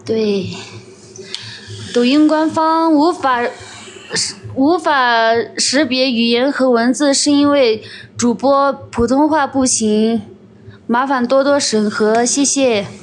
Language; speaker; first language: Chinese; non-native, local second language; Tibetan